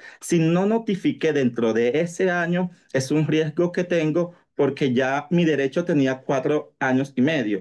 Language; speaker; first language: Spanish; native; Spanish